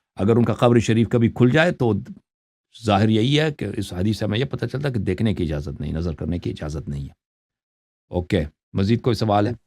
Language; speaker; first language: Urdu; non-native, fluent; Persian